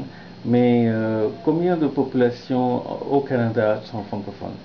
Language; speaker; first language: French; non-native, fluent; Bangla